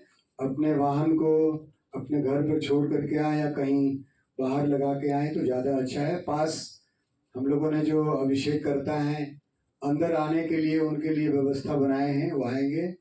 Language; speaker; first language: Hindi; native; Hindi